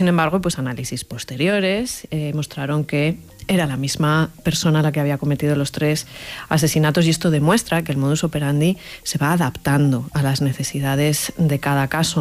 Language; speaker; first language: Spanish; native; Spanish